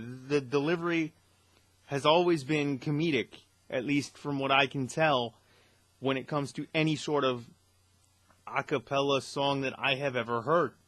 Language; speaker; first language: English; native; English